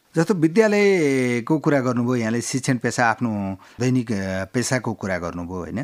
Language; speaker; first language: Nepali; native; Nepali